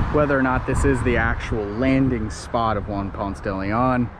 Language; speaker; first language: English; native; English